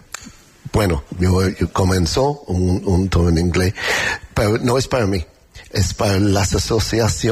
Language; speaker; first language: Spanish; non-native, learner; English